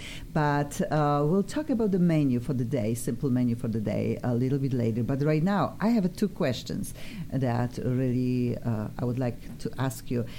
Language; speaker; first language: English; non-native, fluent; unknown